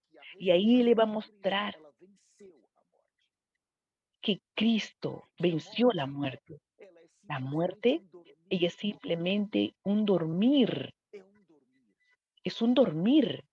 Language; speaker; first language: Spanish; non-native, fluent; Portuguese